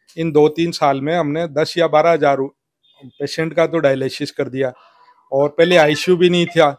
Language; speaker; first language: Hindi; native; Hindi